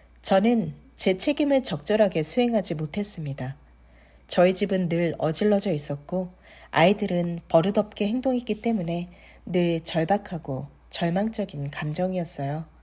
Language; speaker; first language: Korean; native; Korean